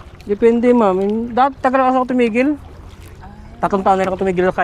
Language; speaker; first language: Filipino; non-native, local second language; Aklanon